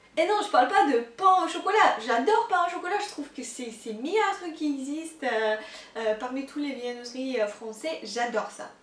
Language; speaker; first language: French; non-native, fluent; Russian